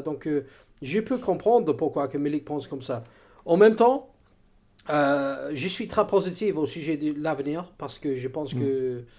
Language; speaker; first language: French; non-native, learner; English